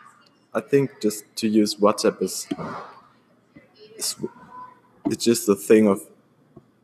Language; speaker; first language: English; non-native, fluent; German